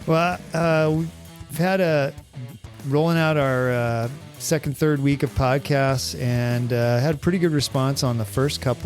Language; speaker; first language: English; native; English